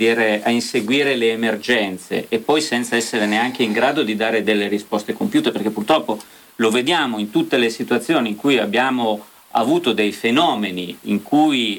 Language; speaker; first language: Italian; native; Italian